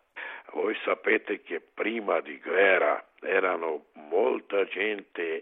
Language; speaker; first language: Italian; non-native, learner; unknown